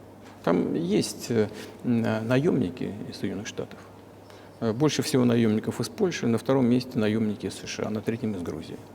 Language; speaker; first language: Russian; native; Russian